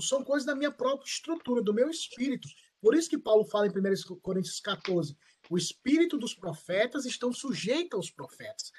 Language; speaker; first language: Portuguese; native; Portuguese